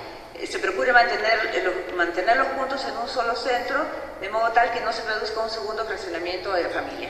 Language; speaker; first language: Spanish; native; Spanish